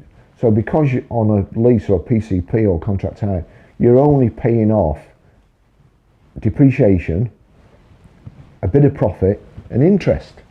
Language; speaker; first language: English; native; English